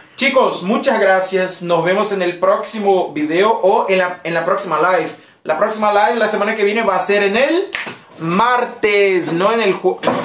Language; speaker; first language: Spanish; non-native, fluent; Portuguese